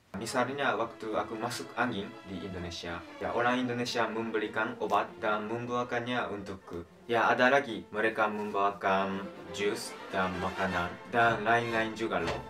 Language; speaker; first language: Indonesian; non-native, learner; Japanese